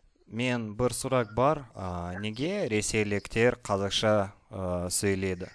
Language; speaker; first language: Kazakh; non-native, learner; Russian